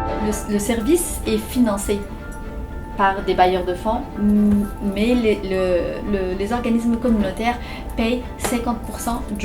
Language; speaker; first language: French; native; French